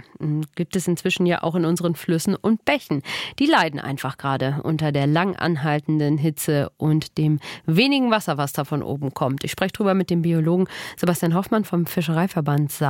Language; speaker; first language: German; native; German